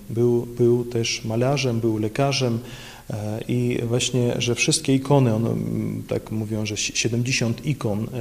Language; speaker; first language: Polish; non-native, local second language; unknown